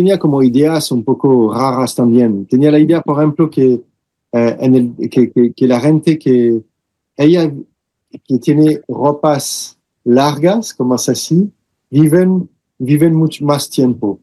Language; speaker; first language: Spanish; non-native, fluent; French